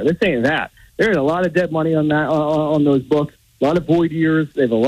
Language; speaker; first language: English; native; English